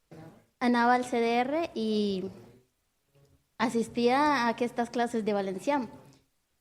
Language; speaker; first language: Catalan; non-native, learner; Spanish